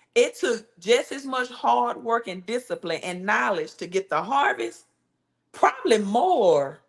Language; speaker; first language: English; native; English